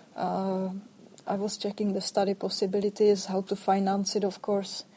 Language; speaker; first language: English; non-native, fluent; Czech